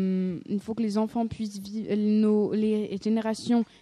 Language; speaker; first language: French; native; French